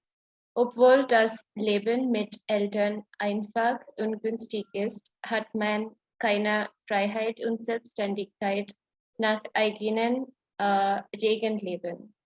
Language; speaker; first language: German; non-native, learner; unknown